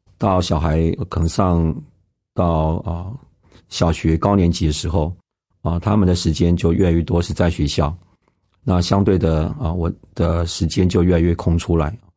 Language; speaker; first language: Chinese; non-native, local second language; Hakka Chinese